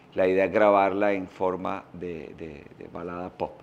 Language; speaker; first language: Spanish; native; Spanish